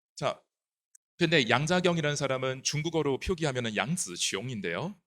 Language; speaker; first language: Korean; non-native, fluent; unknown